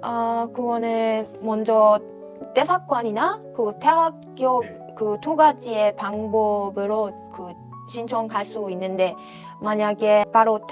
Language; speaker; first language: Korean; non-native, fluent; Persian